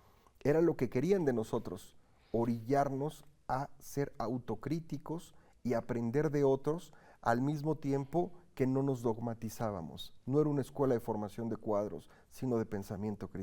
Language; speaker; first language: Spanish; native; Spanish